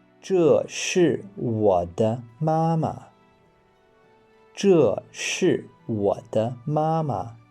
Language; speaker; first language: Chinese; non-native, fluent; English